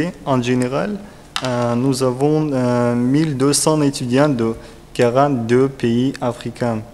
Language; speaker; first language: French; non-native, learner; Russian